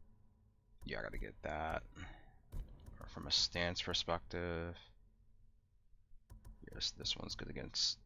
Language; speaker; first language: English; native; English